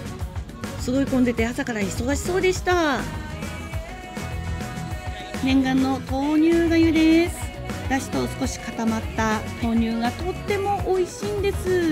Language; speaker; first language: Japanese; native; Japanese